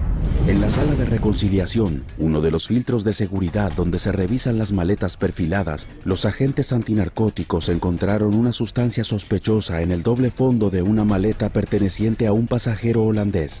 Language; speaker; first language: Spanish; native; Spanish